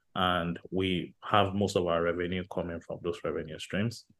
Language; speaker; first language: English; non-native, local second language; Yoruba